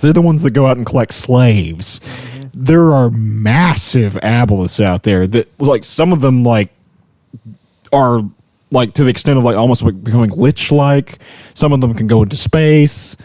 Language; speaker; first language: English; native; English